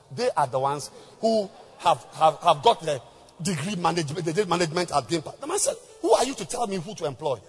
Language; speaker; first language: English; non-native, local second language; Akan